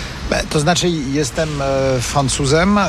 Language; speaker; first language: Polish; non-native, fluent; French